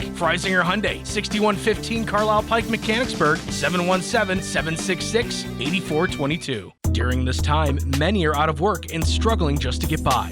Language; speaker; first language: English; native; English